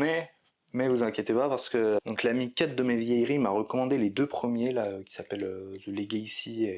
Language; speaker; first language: French; native; French